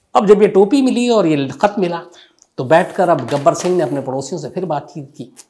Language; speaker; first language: Hindi; native; Hindi